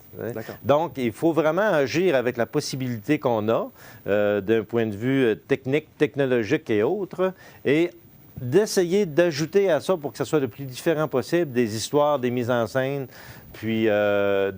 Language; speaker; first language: French; native; French